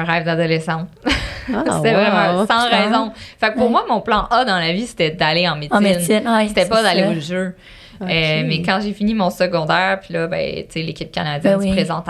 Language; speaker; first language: French; native; French